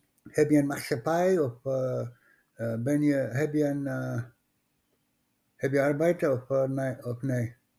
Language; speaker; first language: Dutch; non-native, learner; English